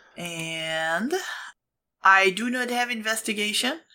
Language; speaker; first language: English; non-native, fluent; French